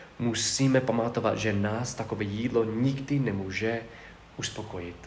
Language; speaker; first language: Czech; non-native, fluent; English